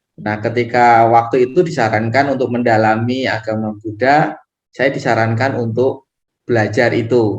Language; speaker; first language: Indonesian; non-native, local second language; Javanese